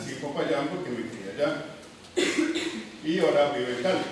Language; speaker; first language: Spanish; native; Spanish